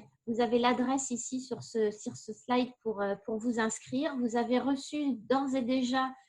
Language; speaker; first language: French; native; French